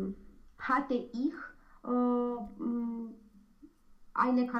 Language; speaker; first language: German; non-native, learner; Romanian